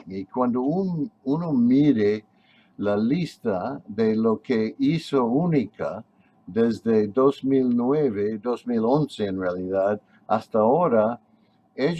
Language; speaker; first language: Spanish; non-native, fluent; English